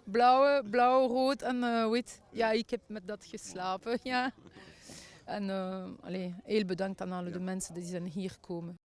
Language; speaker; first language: Dutch; non-native, learner; French